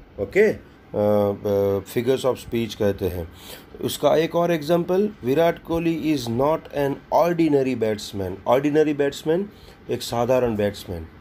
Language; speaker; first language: Hindi; non-native, local second language; Gujarati